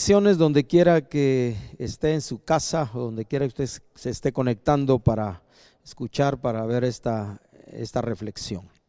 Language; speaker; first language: Spanish; native; Spanish